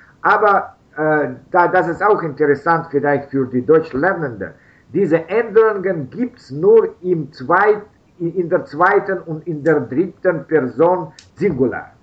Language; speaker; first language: German; non-native, learner; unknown